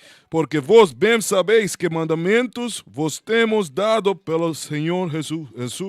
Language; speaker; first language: Portuguese; non-native, learner; Spanish